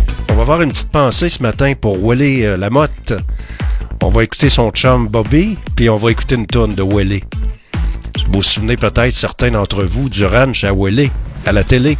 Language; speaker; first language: French; native; French